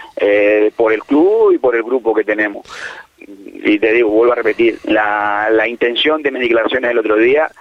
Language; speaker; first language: Spanish; native; Spanish